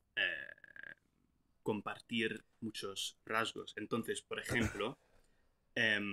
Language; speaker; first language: Spanish; non-native, fluent; English